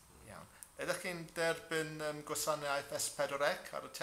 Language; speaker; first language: Welsh; non-native, fluent; English